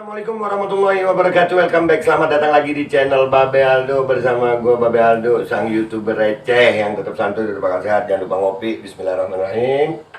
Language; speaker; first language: Indonesian; native; Indonesian